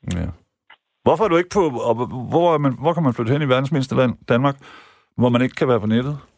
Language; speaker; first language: Danish; native; Danish